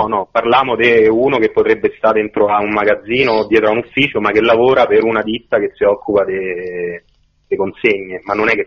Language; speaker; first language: Italian; native; Italian